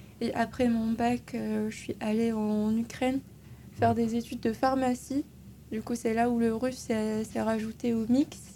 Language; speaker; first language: French; native; French